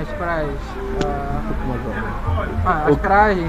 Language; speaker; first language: Portuguese; non-native, local second language; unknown